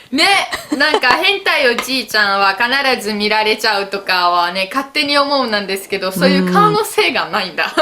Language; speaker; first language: Japanese; non-native, fluent; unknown